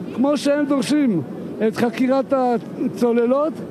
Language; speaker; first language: Hebrew; native; Hebrew